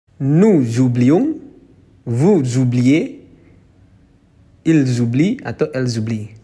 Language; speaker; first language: French; non-native, fluent; Indonesian